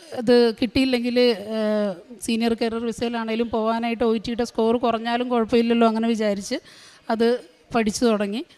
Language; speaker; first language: Malayalam; native; Malayalam